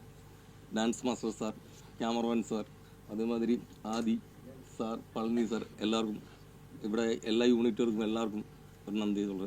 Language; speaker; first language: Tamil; non-native, learner; Malayalam